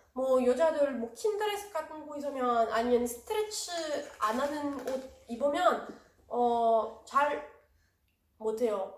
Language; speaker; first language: Korean; non-native, learner; French